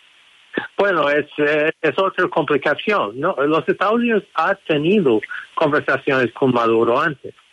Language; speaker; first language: Spanish; non-native, fluent; English